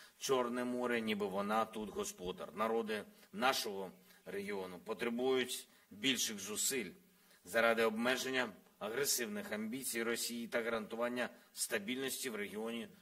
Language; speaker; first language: Ukrainian; non-native, local second language; Russian